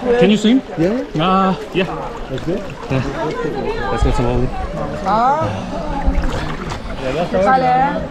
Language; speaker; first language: English; non-native, learner; Korean